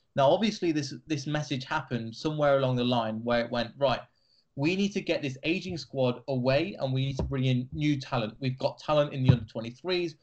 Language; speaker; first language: English; native; English